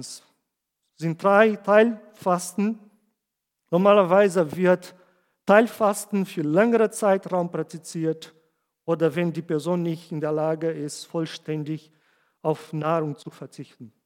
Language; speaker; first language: German; non-native, fluent; Portuguese